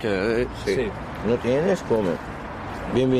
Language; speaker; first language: Spanish; non-native, learner; Arabic